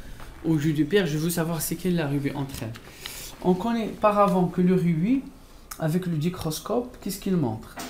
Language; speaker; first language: French; non-native, local second language; Arabic